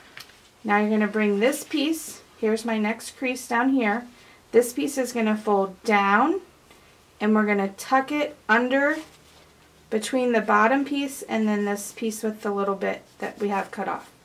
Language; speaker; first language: English; native; English